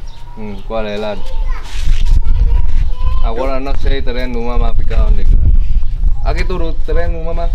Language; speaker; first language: Portuguese; non-native, learner; Vietnamese